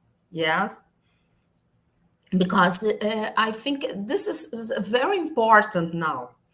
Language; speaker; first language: English; non-native, learner; Portuguese